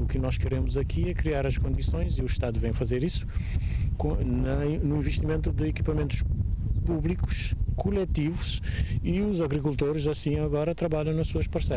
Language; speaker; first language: Portuguese; non-native, local second language; Kabuverdianu